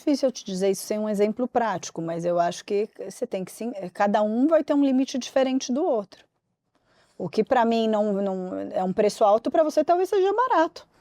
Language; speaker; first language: Portuguese; native; Portuguese